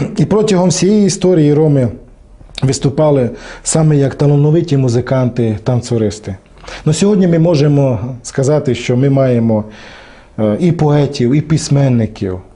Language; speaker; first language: Ukrainian; non-native, local second language; Romany